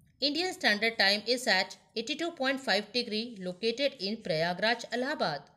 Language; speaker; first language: English; non-native, local second language; Hindi